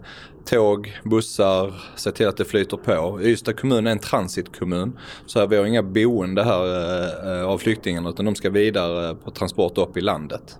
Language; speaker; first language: Swedish; native; Swedish